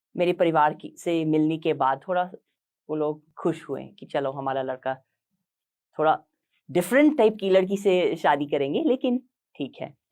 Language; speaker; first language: Hindi; non-native, fluent; English